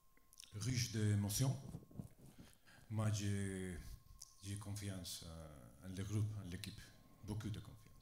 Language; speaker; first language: French; non-native, fluent; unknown